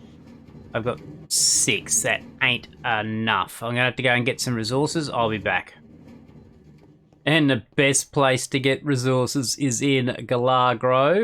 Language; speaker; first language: English; native; English